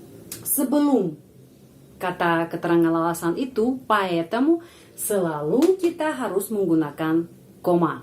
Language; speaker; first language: Indonesian; non-native, fluent; Russian